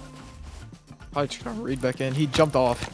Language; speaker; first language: English; native; English